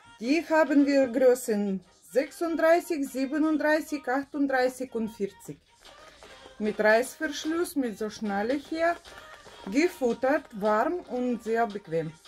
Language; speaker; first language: German; non-native, fluent; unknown